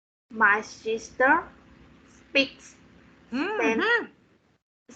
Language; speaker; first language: English; non-native, learner; Vietnamese